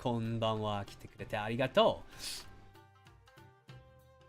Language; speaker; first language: Japanese; non-native, learner; English